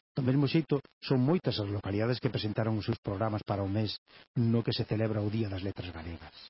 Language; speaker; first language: Galician; native; Galician